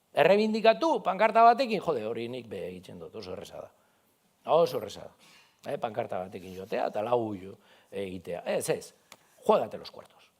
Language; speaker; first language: Basque; non-native, local second language; Spanish